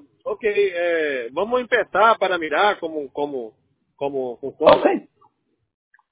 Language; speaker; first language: Spanish; non-native, learner; Portuguese